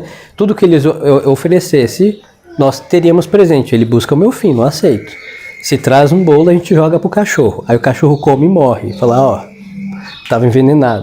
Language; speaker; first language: Portuguese; non-native, fluent; Spanish